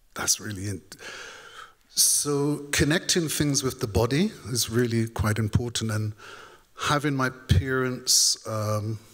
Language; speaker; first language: English; native; English